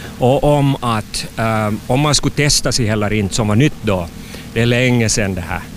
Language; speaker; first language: Swedish; native; Swedish